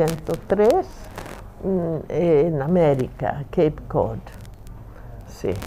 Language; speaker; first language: Spanish; non-native, fluent; Italian